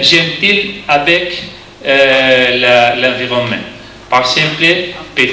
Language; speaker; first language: French; non-native, learner; Spanish